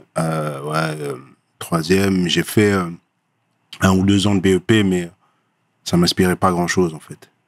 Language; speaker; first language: French; early bilingual, other home language; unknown